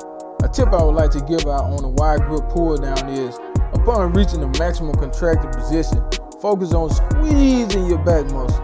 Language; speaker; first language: English; native; English